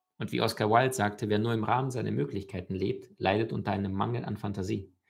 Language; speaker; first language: German; early bilingual, other home language; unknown